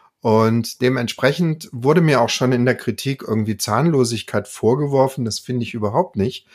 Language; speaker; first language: German; native; German